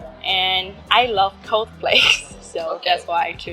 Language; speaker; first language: English; non-native, learner; Chinese